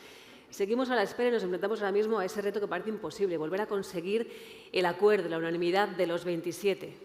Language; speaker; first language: Spanish; native; Spanish